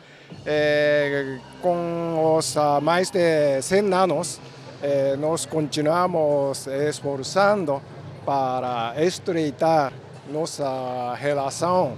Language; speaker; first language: Portuguese; non-native, learner; Japanese